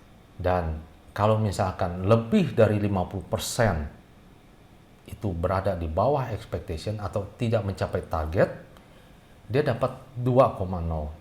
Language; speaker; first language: Indonesian; native; Indonesian